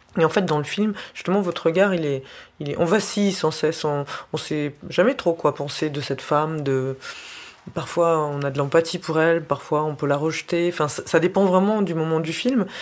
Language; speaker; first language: French; native; French